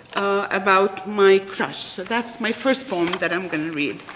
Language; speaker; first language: English; non-native, fluent; Arabic